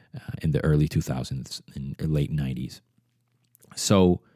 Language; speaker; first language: English; early bilingual, other home language; Spanish